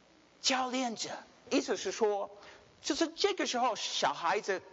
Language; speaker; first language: Chinese; early bilingual, heritage; Chinese